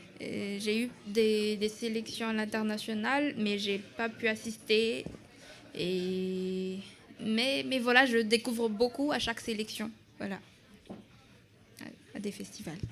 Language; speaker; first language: French; non-native, local second language; Malagasy